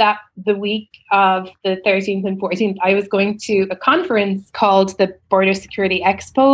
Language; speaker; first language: English; native; English